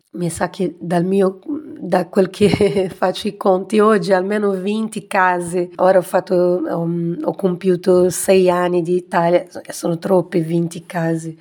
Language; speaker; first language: Italian; non-native, fluent; Portuguese